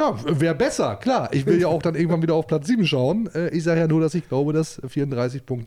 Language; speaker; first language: German; native; German